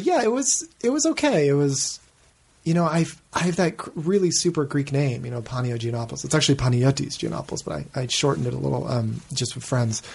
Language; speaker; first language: English; native; English